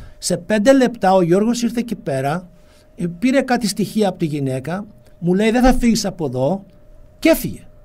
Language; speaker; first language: Greek; early bilingual, heritage; Greek